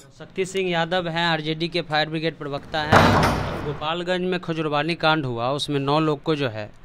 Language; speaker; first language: Hindi; native; Hindi